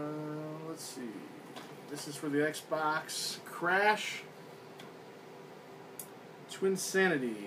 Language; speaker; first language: English; native; English